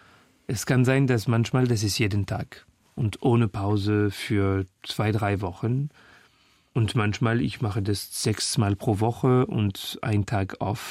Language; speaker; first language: German; non-native, learner; French